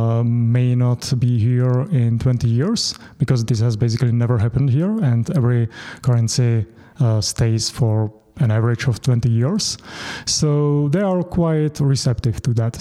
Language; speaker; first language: English; non-native, fluent; Czech